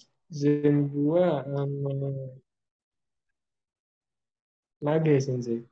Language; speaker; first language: Japanese; non-native, learner; Javanese